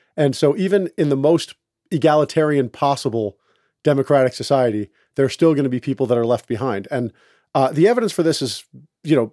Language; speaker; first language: English; native; English